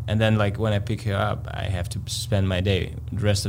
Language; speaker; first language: English; non-native, fluent; Latvian